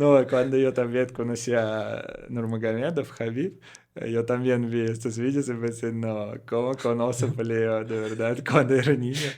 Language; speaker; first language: Spanish; non-native, learner; Russian